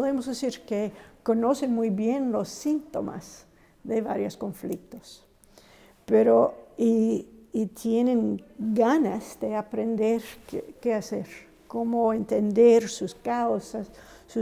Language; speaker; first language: Spanish; non-native, fluent; English